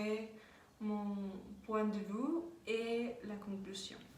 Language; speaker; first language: French; non-native, learner; Spanish